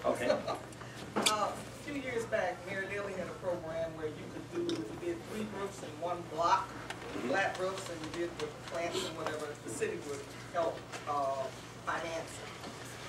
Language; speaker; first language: English; native; English